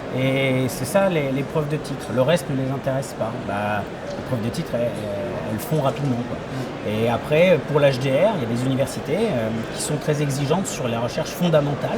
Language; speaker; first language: French; native; French